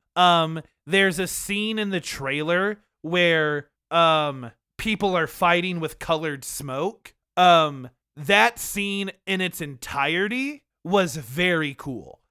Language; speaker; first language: English; native; English